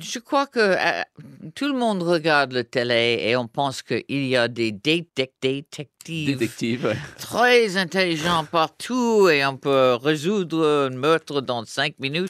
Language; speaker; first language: French; non-native, fluent; English